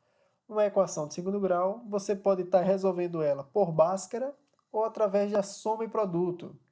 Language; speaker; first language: Portuguese; native; Portuguese